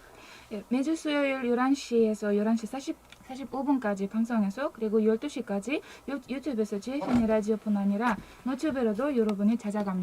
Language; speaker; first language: Korean; non-native, fluent; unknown